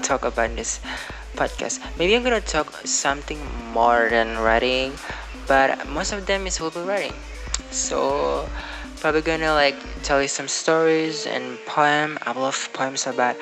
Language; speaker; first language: English; non-native, learner; Indonesian